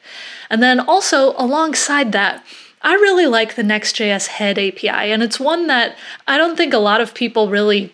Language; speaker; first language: English; native; English